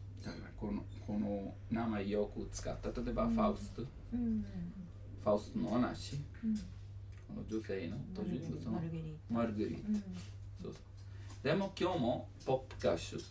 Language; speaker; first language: Japanese; non-native, learner; Italian